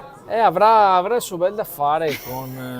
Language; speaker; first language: Italian; native; Italian